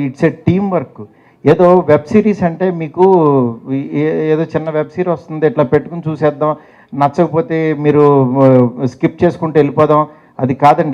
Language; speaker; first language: Telugu; native; Telugu